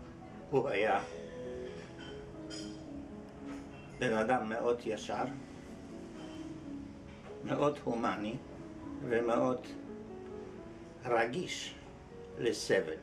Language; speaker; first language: Hebrew; non-native, fluent; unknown